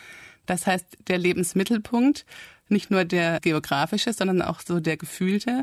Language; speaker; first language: German; native; German